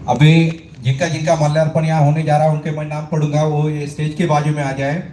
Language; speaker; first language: Hindi; non-native, local second language; Marathi